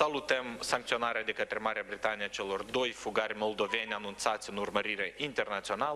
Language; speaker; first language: Romanian; native; Romanian